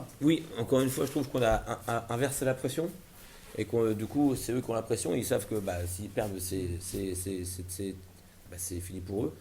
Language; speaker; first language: French; native; French